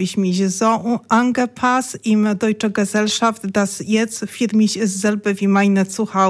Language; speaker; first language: German; non-native, learner; Polish